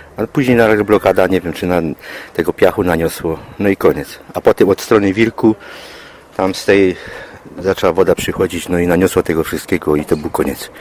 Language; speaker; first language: Polish; native; Polish